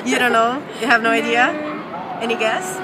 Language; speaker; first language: English; non-native, learner; Japanese